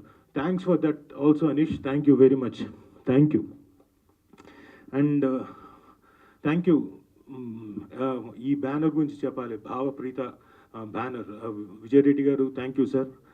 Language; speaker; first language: Telugu; native; Telugu